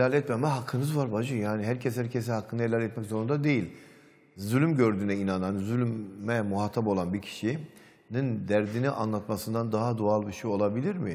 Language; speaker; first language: Turkish; native; Turkish